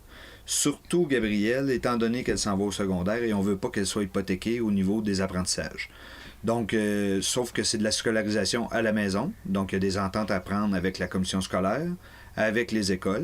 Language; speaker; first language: French; native; French